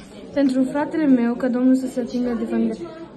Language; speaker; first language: Romanian; early bilingual, heritage; Romanian